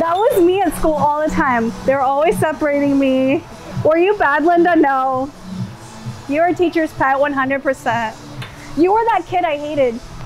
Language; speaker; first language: English; early bilingual, other home language; Spanish